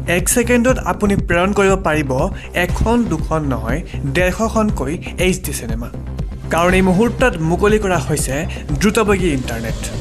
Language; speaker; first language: Assamese; non-native, local second language; Bangla